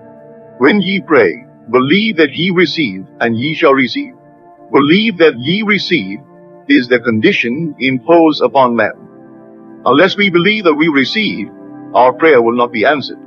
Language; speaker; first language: English; native; English